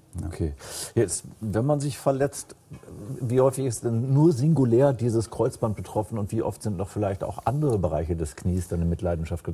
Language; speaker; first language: German; native; German